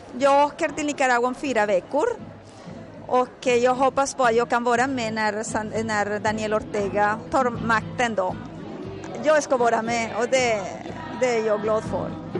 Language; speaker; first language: Swedish; non-native, fluent; Spanish